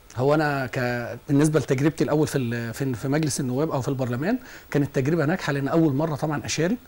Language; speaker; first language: Arabic; native; Arabic